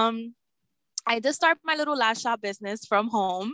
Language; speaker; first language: English; native; English